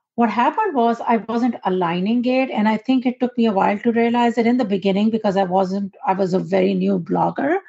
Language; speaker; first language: English; non-native, local second language; Urdu